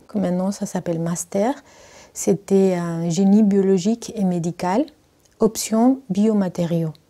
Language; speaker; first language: French; non-native, fluent; Spanish